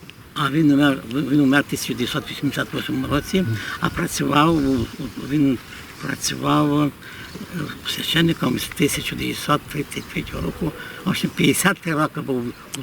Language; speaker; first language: Ukrainian; native; Ukrainian